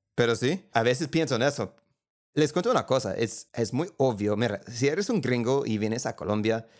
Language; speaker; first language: Spanish; non-native, fluent; English